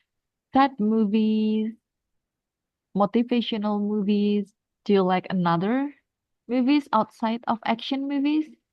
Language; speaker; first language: English; non-native, fluent; Indonesian